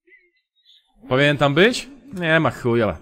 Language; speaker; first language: Polish; native; Polish